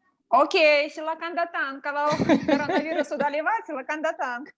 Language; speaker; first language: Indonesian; non-native, learner; Russian